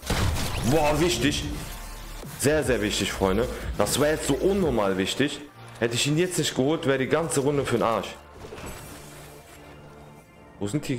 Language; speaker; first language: German; native; German